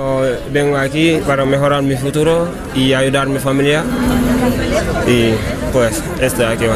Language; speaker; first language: Spanish; non-native, learner; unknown